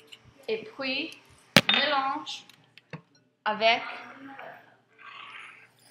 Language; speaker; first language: French; non-native, learner; English